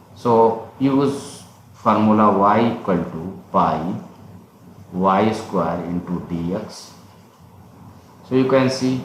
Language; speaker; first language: English; non-native, local second language; Hindi